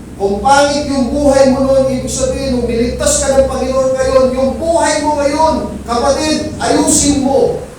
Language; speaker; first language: Filipino; non-native, local second language; Iloko